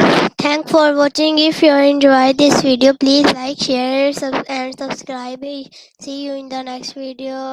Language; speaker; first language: English; non-native, learner; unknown